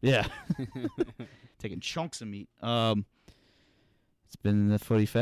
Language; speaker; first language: English; native; English